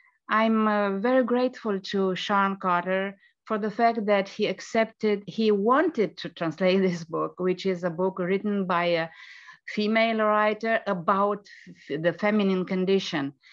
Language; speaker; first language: English; non-native, fluent; Romanian